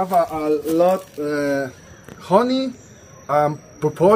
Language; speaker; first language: English; non-native, learner; Spanish